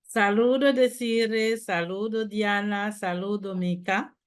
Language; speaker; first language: Spanish; non-native, fluent; Haitian Creole